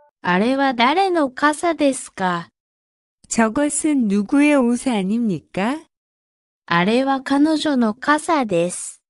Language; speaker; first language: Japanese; non-native, fluent; Korean